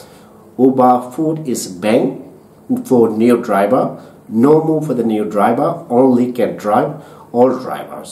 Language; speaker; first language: English; non-native, learner; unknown